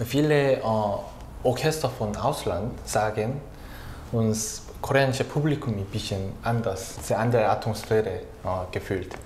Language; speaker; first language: German; non-native, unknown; Korean